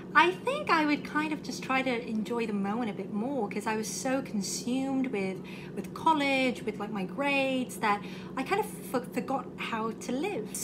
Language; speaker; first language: English; early bilingual, other home language; Korean